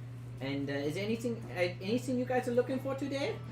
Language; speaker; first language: English; native; English